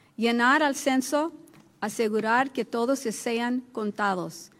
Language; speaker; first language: Spanish; early bilingual, heritage; Spanish